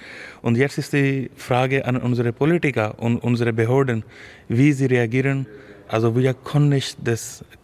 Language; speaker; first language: German; non-native, learner; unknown